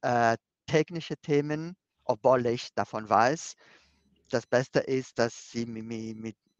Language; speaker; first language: German; non-native, fluent; Spanish